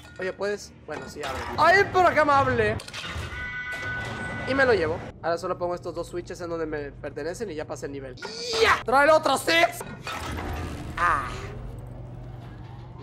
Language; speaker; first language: Spanish; native; Spanish